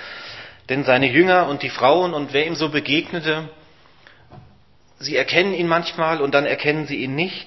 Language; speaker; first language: German; native; German